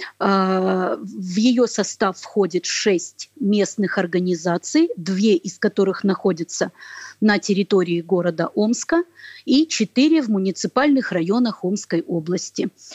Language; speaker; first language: Russian; native; Russian